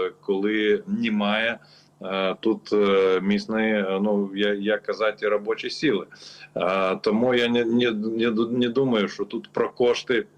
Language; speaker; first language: Ukrainian; non-native, learner; Lithuanian